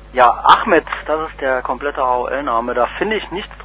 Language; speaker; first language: German; native; German